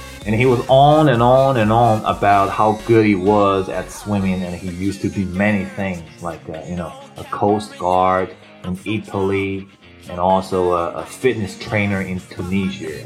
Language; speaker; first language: English; non-native, fluent; Chinese